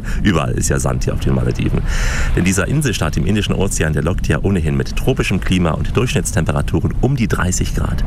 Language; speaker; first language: German; native; German